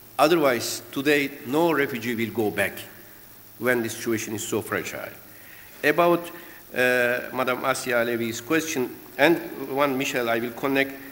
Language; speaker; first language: English; non-native, fluent; Turkish